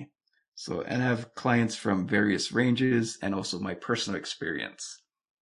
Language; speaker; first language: English; native; English